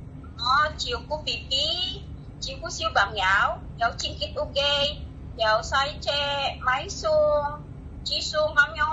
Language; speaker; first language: Chinese; non-native, learner; Indonesian